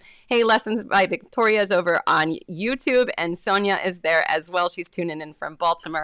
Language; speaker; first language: English; native; English